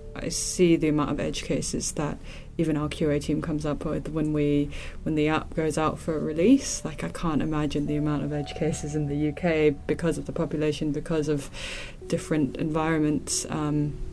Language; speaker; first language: English; non-native, local second language; Cantonese